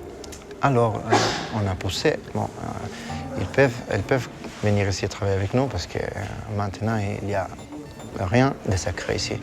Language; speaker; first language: French; non-native, fluent; Italian